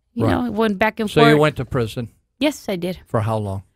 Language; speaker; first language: English; non-native, fluent; Spanish